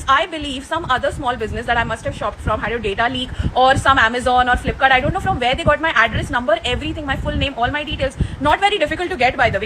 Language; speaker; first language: English; non-native, local second language; Hindi